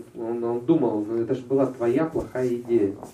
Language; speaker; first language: Russian; native; Russian